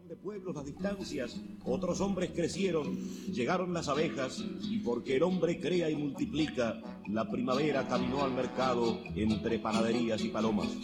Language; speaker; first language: Spanish; native; Spanish